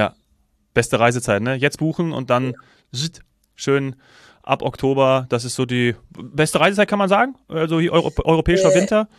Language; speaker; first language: German; native; German